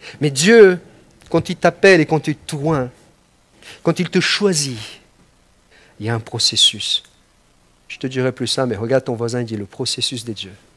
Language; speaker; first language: French; non-native, fluent; Portuguese